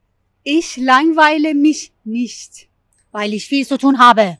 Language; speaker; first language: German; non-native, fluent; Persian